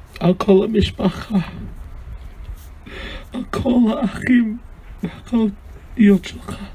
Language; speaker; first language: Hebrew; non-native, fluent; English